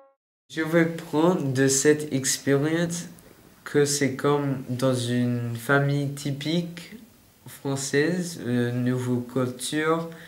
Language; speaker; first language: French; non-native, learner; English